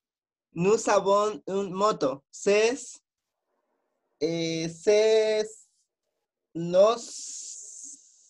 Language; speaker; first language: French; non-native, learner; Spanish